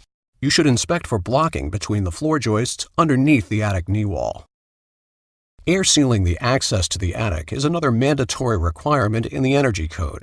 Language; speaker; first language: English; native; English